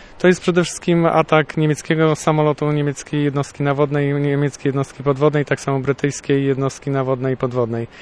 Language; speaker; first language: Polish; native; Polish